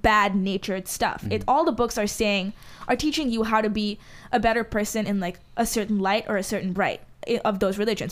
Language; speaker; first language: English; non-native, fluent; Hindi